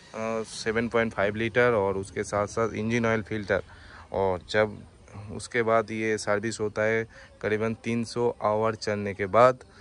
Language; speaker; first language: Hindi; non-native, local second language; Bangla